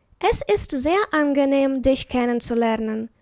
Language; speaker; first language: German; non-native, fluent; Ukrainian